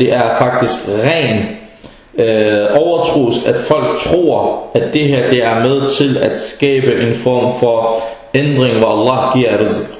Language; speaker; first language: Danish; early bilingual, other home language; Arabic